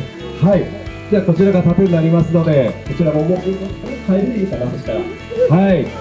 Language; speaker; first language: Japanese; native; Japanese